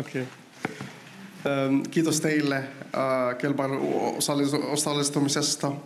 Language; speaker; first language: Finnish; non-native, learner; Arabic